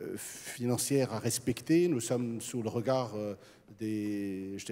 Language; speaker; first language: French; non-native, local second language; Arabic